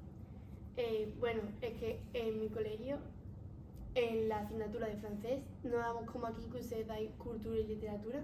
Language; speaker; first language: Spanish; native; Spanish